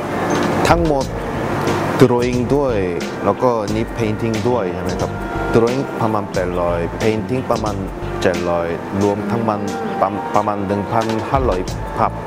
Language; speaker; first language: Thai; non-native, learner; Korean